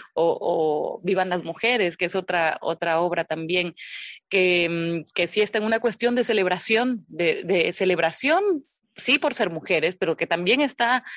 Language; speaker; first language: Spanish; native; Spanish